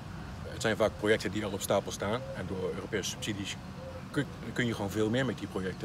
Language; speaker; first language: Dutch; native; Dutch